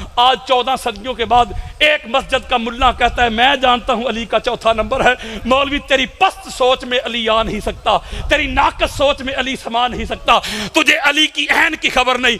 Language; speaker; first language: Urdu; non-native, local second language; Punjabi